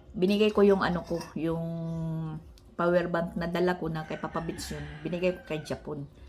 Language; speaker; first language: Filipino; non-native, local second language; Waray